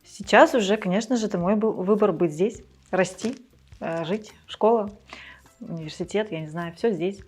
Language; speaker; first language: Russian; early bilingual, other home language; Georgian